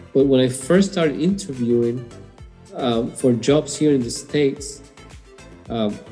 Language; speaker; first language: English; non-native, fluent; Spanish